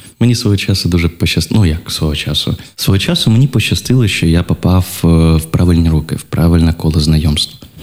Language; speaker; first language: Ukrainian; non-native, local second language; Russian